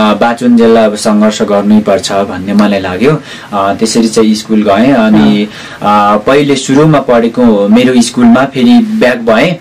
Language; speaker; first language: Nepali; non-native, local second language; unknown